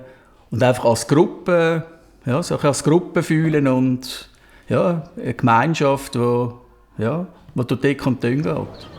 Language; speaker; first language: German; native; German